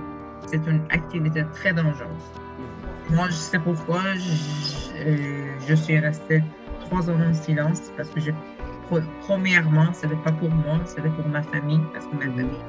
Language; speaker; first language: French; non-native, learner; Persian